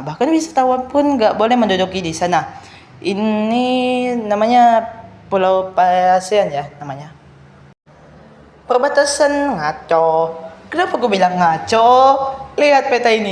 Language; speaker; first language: Indonesian; native; Indonesian